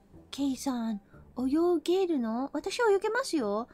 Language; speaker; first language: Japanese; non-native, fluent; English